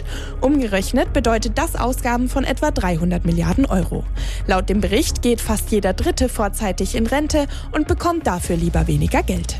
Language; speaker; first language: German; native; German